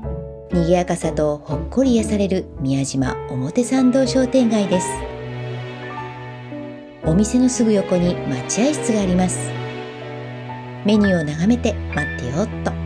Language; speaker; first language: Japanese; native; Japanese